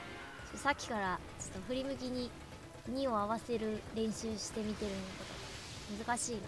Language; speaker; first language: Japanese; native; Japanese